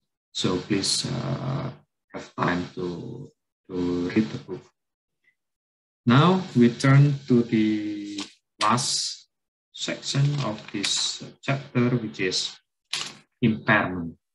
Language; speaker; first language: English; non-native, fluent; Indonesian